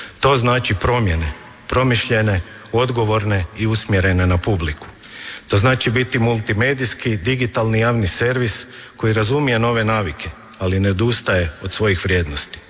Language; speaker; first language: Croatian; native; Croatian